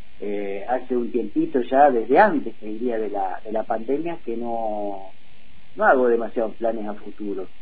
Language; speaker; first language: Spanish; native; Spanish